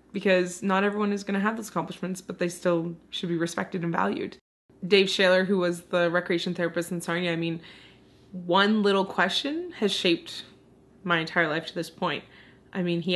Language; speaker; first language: English; native; English